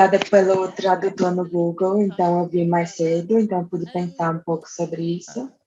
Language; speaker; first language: Portuguese; non-native, fluent; English